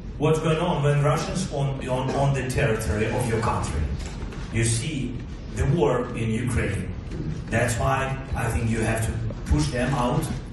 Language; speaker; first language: English; non-native, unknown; Russian